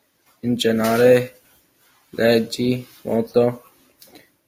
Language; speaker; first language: Italian; non-native, learner; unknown